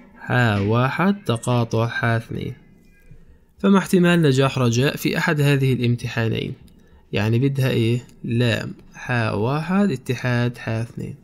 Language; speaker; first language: Arabic; native; Arabic